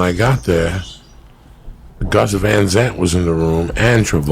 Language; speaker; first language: English; native; English